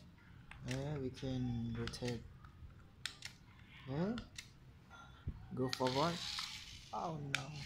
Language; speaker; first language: English; non-native, learner; Khmer